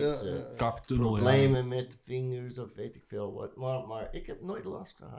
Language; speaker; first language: Dutch; non-native, learner; English